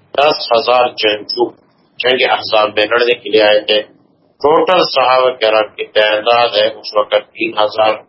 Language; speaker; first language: Urdu; non-native, local second language; Pashto